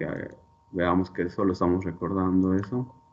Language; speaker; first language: Spanish; native; Spanish